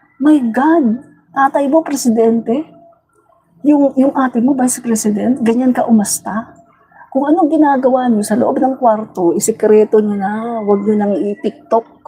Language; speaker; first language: Filipino; non-native, local second language; Cebuano